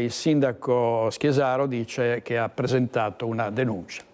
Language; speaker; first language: Italian; native; Italian